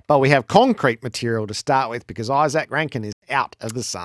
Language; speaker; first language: English; native; English